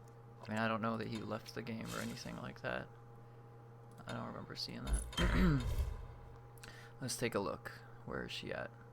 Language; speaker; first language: English; native; English